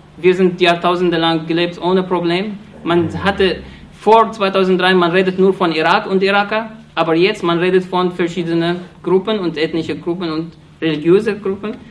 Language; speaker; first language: German; non-native, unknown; Arabic